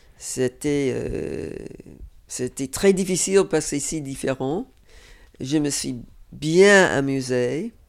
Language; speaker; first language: French; non-native, fluent; English